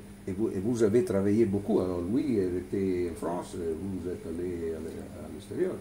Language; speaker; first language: French; non-native, learner; Italian